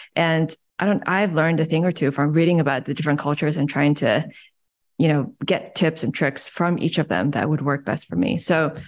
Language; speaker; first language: English; early bilingual, other home language; Chinese